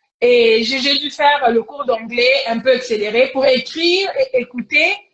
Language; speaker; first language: French; non-native, local second language; Lingala